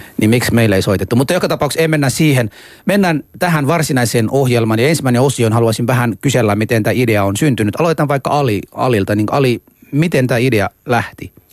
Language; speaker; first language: Finnish; non-native, fluent; Persian